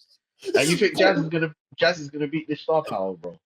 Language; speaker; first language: English; native; English